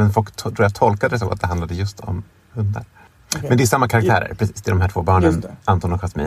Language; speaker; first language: Swedish; native; Swedish